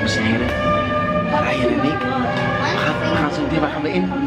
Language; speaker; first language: Dutch; native; Dutch